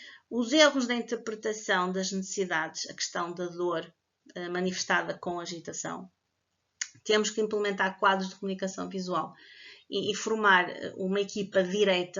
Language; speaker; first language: Portuguese; native; Portuguese